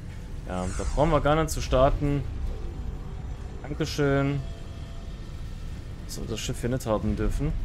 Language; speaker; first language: German; native; German